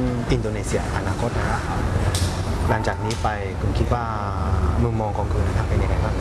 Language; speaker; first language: Thai; native; Thai